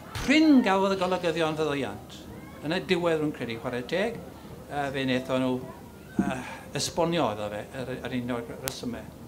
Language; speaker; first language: Welsh; native; Welsh